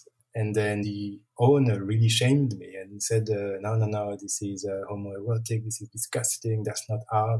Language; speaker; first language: English; non-native, fluent; French